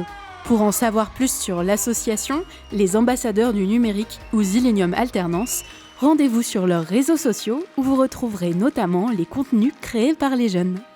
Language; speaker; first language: French; native; French